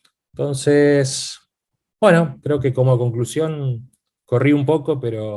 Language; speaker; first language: Spanish; native; Spanish